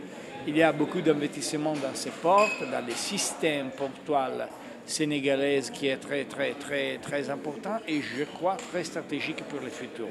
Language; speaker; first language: French; non-native, fluent; Italian